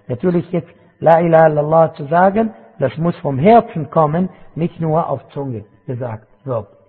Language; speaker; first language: German; non-native, fluent; Arabic